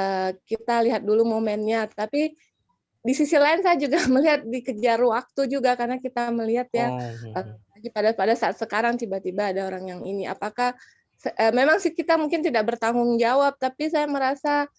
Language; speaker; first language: Indonesian; native; Indonesian